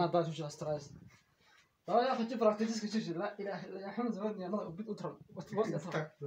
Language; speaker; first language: Russian; non-native, learner; Turkish